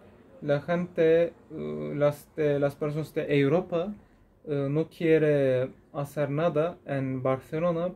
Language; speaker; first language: Spanish; non-native, learner; Turkish